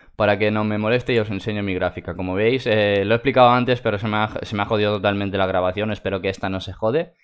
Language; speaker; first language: Spanish; non-native, fluent; Russian